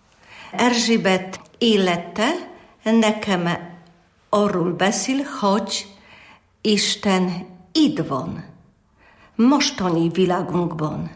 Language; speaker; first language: Hungarian; non-native, learner; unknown